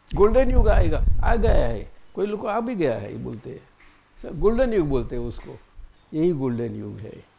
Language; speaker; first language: Hindi; non-native, local second language; Gujarati